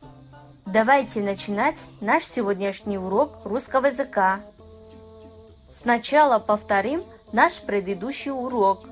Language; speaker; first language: Russian; non-native, fluent; Kazakh